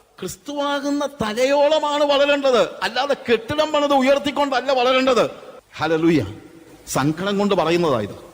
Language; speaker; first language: Malayalam; native; Malayalam